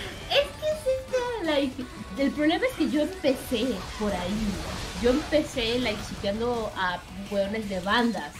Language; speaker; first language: Spanish; native; Spanish